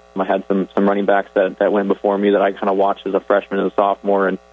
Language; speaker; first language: English; native; English